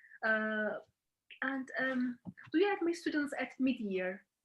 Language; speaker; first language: English; non-native, fluent; Turkish